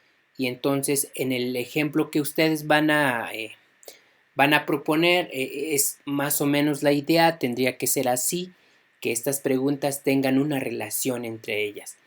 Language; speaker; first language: Spanish; non-native, local second language; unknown